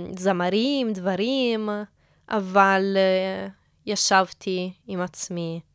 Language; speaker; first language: Hebrew; non-native, fluent; Italian